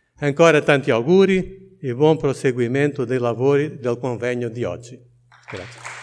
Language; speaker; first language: Italian; non-native, fluent; Portuguese